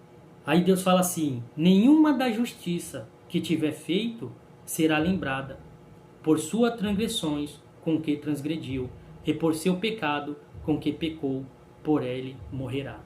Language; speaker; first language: Portuguese; native; Portuguese